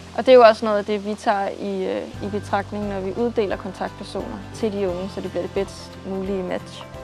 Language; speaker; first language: Danish; native; Danish